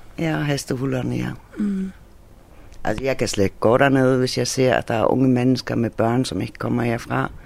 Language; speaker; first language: Danish; non-native, local second language; Faroese